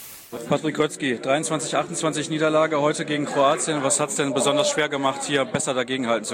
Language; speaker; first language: German; native; German